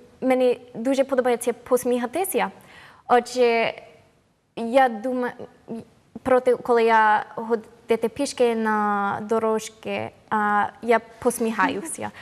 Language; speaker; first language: Ukrainian; non-native, learner; English